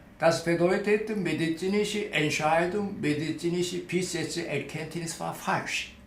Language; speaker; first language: German; non-native, learner; Korean